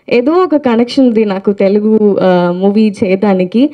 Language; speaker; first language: Telugu; non-native, learner; Tamil